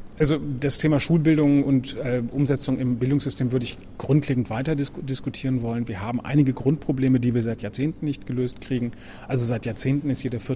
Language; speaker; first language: German; native; German